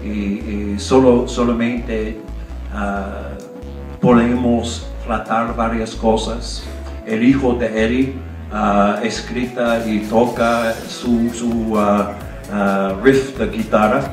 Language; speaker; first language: Spanish; non-native, fluent; English